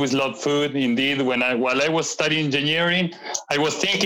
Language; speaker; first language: English; non-native, fluent; Spanish